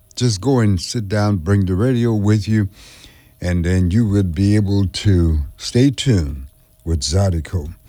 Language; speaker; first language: English; early bilingual, other home language; French